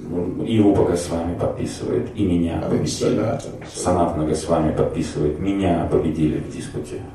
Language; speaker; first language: Russian; native; Russian